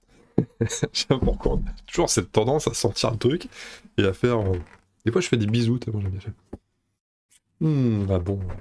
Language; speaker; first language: French; native; French